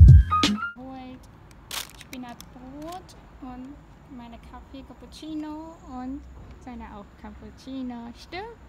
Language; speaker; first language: German; non-native, learner; Spanish